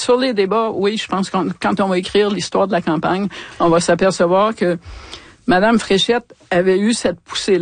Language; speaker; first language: French; native; French